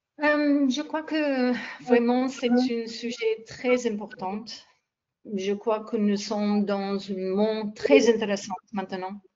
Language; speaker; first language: French; non-native, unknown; English